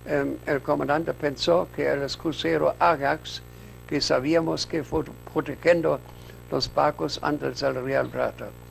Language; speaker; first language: Spanish; non-native, fluent; German